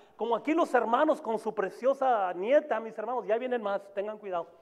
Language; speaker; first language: Spanish; native; Spanish